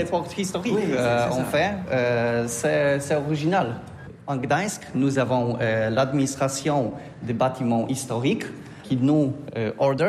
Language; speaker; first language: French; non-native, learner; Polish